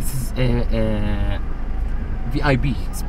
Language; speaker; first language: English; non-native, learner; Arabic